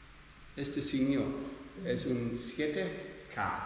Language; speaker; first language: Spanish; non-native, learner; Dutch